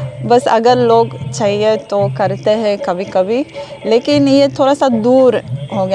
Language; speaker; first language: Hindi; non-native, learner; Hebrew